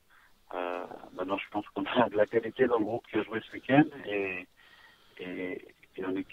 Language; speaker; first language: French; native; French